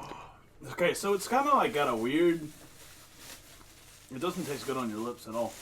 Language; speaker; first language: English; native; English